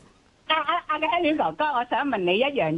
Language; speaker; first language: Cantonese; native; Cantonese